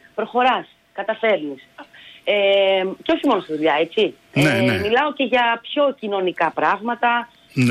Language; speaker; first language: Greek; early bilingual, other home language; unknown